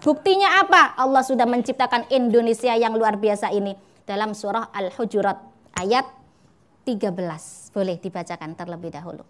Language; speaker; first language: Indonesian; non-native, local second language; Javanese